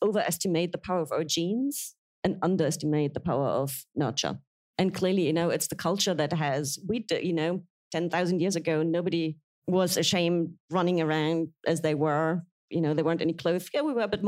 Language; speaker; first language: English; non-native, fluent; German